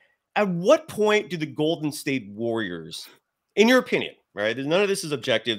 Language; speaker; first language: English; native; English